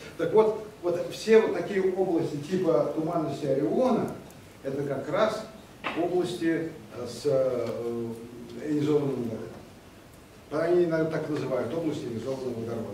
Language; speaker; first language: Russian; native; Russian